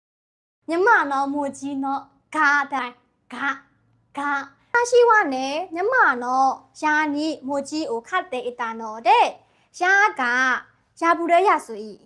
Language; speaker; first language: Japanese; non-native, learner; Burmese